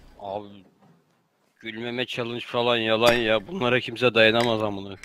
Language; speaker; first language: Turkish; native; Turkish